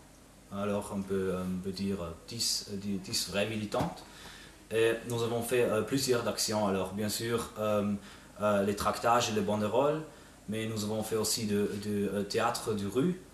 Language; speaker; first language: French; non-native, fluent; German